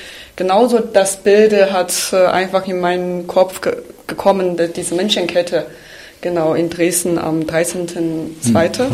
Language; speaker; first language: German; non-native, fluent; Chinese